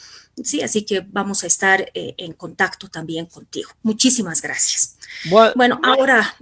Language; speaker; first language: Spanish; native; Spanish